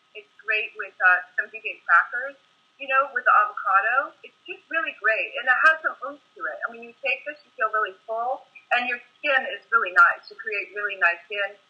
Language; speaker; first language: English; native; English